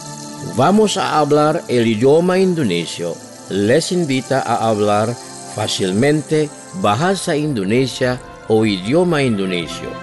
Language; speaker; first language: Spanish; non-native, fluent; Indonesian